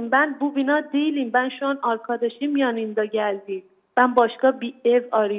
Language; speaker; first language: Turkish; non-native, learner; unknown